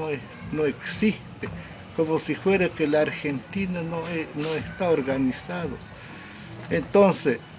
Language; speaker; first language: Spanish; non-native, local second language; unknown